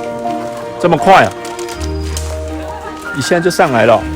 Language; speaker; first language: Chinese; native; Chinese